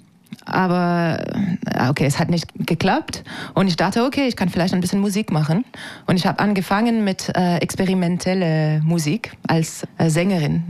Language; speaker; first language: German; non-native, fluent; French